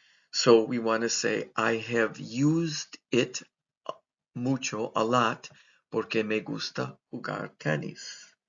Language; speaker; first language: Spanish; non-native, fluent; English